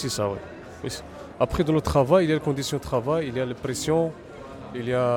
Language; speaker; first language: French; non-native, learner; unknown